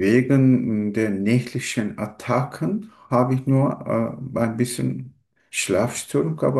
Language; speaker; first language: German; non-native, learner; Turkish